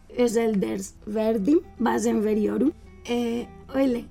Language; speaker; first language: Turkish; non-native, learner; Spanish